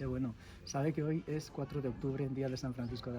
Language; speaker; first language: Spanish; native; Spanish